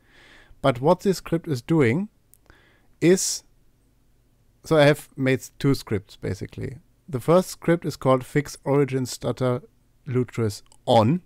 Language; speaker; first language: English; non-native, fluent; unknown